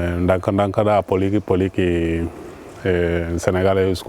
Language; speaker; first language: Basque; non-native, learner; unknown